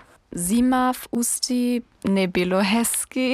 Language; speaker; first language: Czech; non-native, learner; German